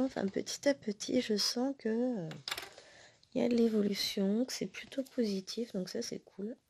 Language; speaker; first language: French; native; French